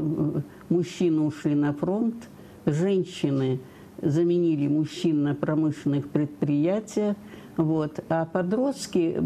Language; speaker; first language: Russian; native; Russian